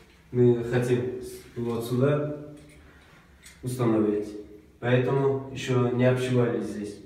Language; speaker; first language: Russian; non-native, local second language; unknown